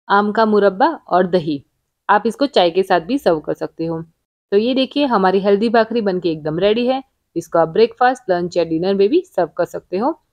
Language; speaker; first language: Hindi; non-native, local second language; Gujarati